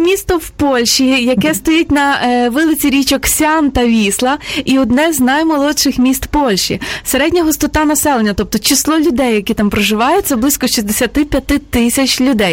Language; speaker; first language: Ukrainian; native; Ukrainian